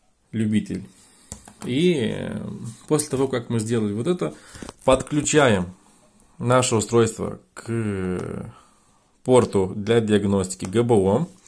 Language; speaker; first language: Russian; non-native, fluent; Romanian